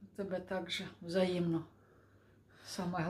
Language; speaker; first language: Russian; non-native, local second language; Ukrainian